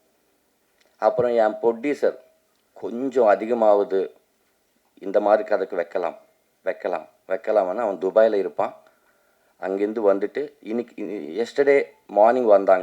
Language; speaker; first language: Tamil; non-native, learner; Telugu